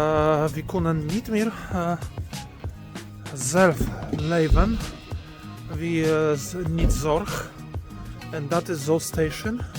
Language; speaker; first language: Dutch; non-native, learner; Polish